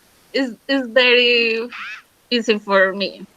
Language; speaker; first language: English; non-native, learner; Spanish